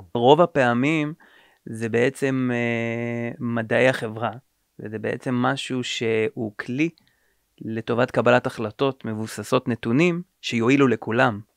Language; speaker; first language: Hebrew; native; Hebrew